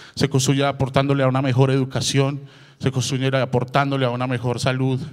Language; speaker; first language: Spanish; native; Spanish